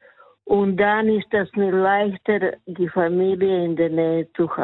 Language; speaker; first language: German; non-native, learner; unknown